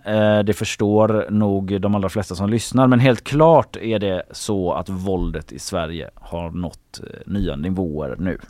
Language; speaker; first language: Swedish; native; Swedish